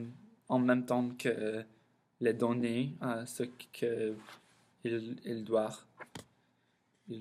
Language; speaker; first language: French; non-native, learner; English